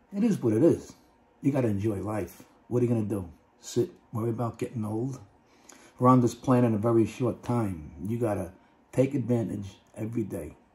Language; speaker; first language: English; native; English